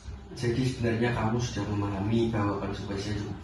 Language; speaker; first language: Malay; non-native, fluent; Indonesian